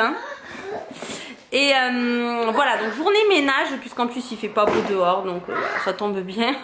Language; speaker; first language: French; native; French